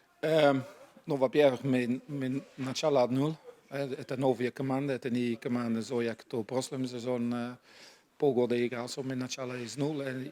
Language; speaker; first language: Russian; non-native, learner; Dutch